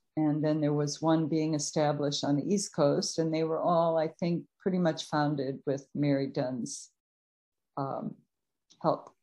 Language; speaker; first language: English; native; English